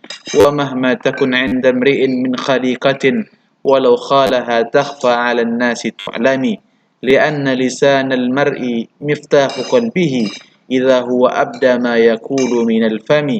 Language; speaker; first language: Arabic; non-native, fluent; Indonesian